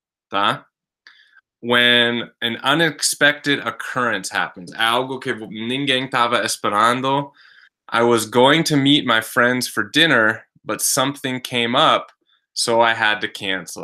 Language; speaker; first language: English; native; English